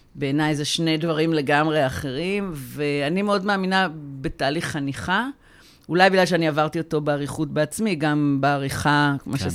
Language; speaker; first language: Hebrew; native; Hebrew